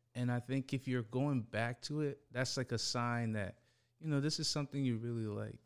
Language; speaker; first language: English; early bilingual, other home language; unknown